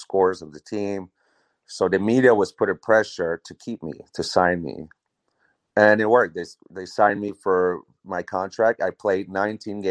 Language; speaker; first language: English; non-native, fluent; French